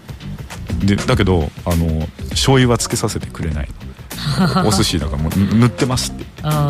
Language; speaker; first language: Japanese; native; Japanese